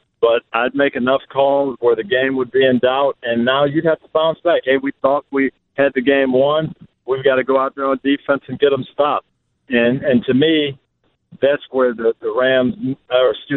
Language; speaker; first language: English; native; English